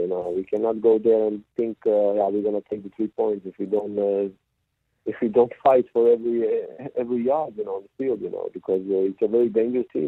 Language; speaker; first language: English; non-native, fluent; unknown